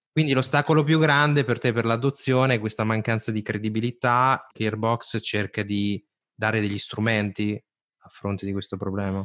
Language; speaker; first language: Italian; native; Italian